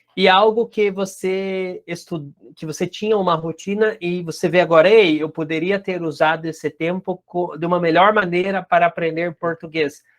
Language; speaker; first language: Portuguese; native; Portuguese